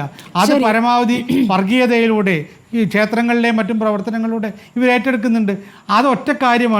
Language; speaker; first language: Malayalam; native; Malayalam